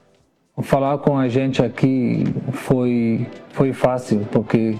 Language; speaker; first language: Portuguese; non-native, learner; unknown